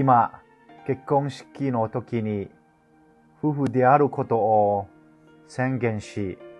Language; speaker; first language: Japanese; non-native, fluent; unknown